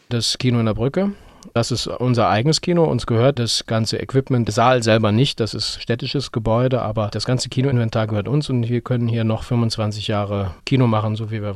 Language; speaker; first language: German; native; German